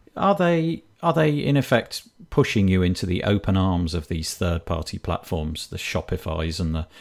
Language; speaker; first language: English; native; English